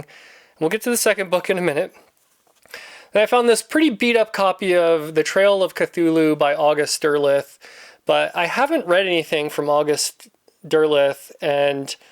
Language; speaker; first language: English; native; English